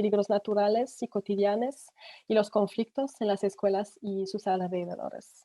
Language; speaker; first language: Spanish; non-native, fluent; French